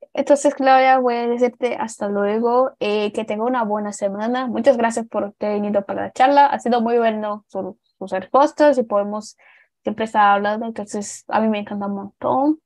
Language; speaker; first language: Spanish; non-native, learner; Portuguese